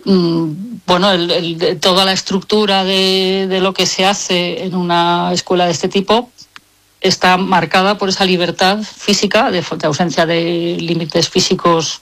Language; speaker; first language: Spanish; native; Spanish